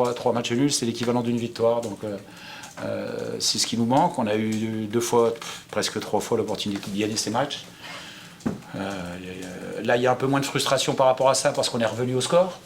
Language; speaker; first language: French; native; French